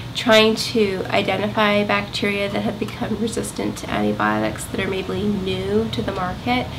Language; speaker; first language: English; native; English